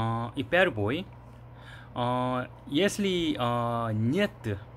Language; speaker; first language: Russian; non-native, learner; Korean